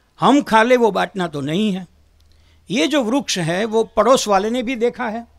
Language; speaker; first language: Hindi; non-native, local second language; Gujarati